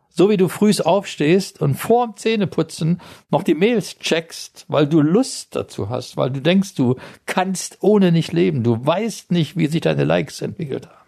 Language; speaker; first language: German; native; German